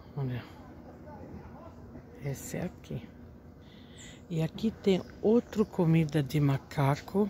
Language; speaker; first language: Portuguese; non-native, fluent; Arabic